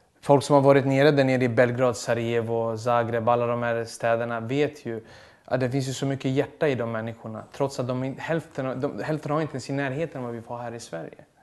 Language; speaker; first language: Swedish; early bilingual, other home language; Serbian